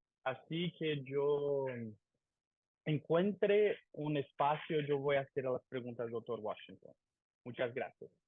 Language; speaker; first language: Spanish; non-native, learner; Portuguese